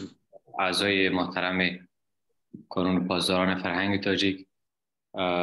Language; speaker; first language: Persian; native; Persian